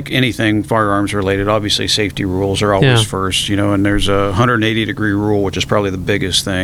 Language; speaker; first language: English; native; English